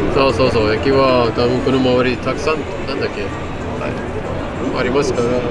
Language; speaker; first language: Japanese; non-native, learner; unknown